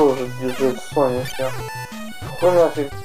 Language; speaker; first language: Russian; native; Russian